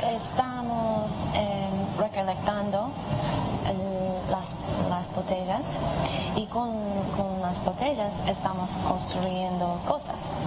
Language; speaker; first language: Spanish; non-native, learner; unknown